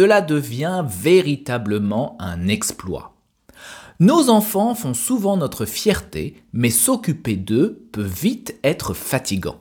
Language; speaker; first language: French; native; French